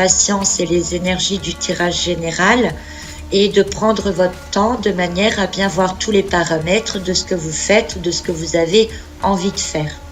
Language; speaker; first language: French; native; French